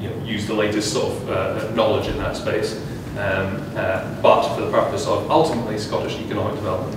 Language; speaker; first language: English; native; English